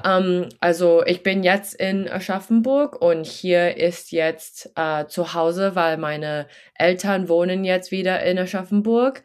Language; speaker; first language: German; early bilingual, heritage; German